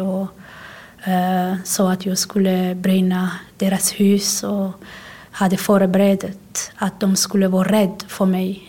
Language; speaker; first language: Swedish; non-native, fluent; Somali